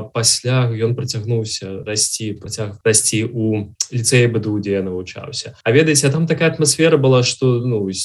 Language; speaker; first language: Belarusian; native; Belarusian